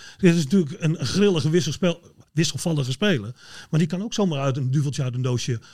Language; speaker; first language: Dutch; native; Dutch